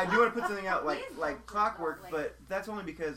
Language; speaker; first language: English; native; English